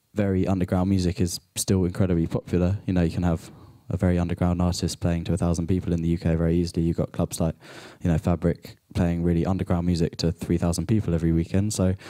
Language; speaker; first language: English; native; English